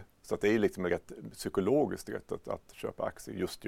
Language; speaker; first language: Swedish; native; Swedish